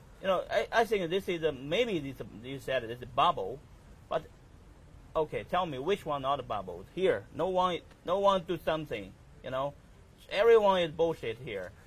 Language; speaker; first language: English; non-native, learner; Chinese